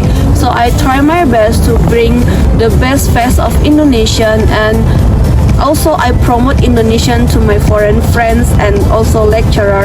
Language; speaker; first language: English; non-native, learner; Indonesian